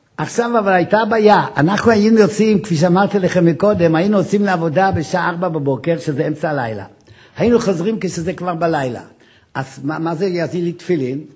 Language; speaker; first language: Hebrew; non-native, fluent; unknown